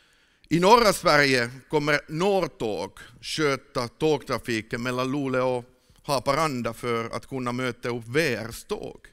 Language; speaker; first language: Swedish; non-native, fluent; Finnish